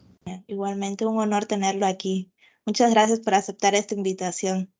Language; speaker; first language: Spanish; native; Spanish